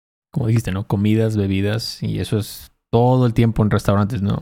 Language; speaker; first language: Spanish; native; Spanish